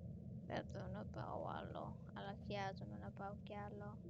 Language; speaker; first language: Greek; early bilingual, heritage; Greek